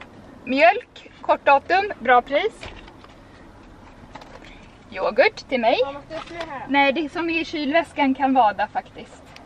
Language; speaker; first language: Swedish; native; Swedish